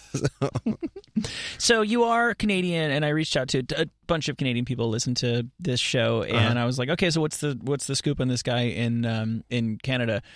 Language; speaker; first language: English; native; English